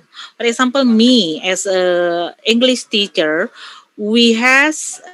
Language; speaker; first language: English; non-native, learner; Indonesian